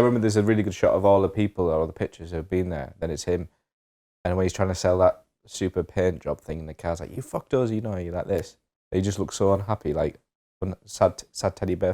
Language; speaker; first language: English; native; English